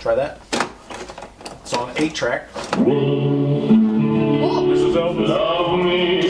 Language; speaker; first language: English; native; English